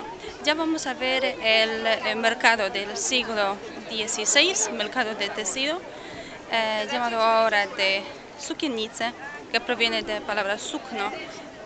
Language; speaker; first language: Spanish; non-native, fluent; Polish